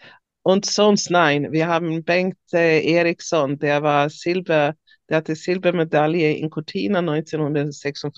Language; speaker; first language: German; non-native, fluent; Swedish